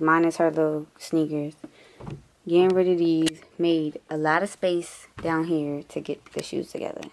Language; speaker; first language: English; native; English